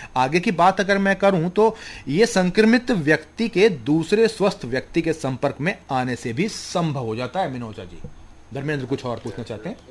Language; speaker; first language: Hindi; native; Hindi